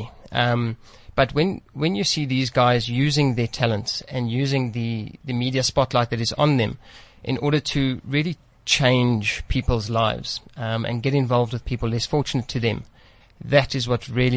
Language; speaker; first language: English; native; English